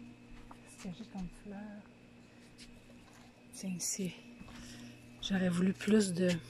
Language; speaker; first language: French; native; French